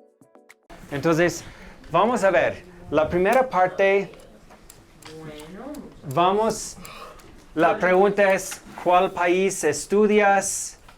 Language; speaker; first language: Spanish; non-native, fluent; English